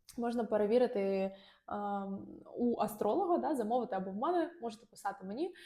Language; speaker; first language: Ukrainian; non-native, local second language; Russian